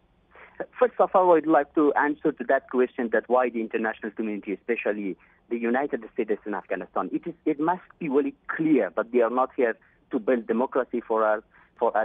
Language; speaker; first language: English; non-native, fluent; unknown